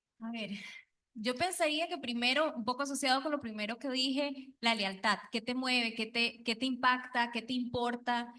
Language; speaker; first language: Spanish; non-native, local second language; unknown